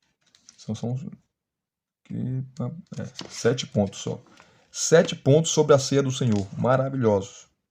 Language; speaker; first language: Portuguese; native; Portuguese